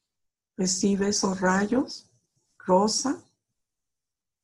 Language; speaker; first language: Spanish; native; Spanish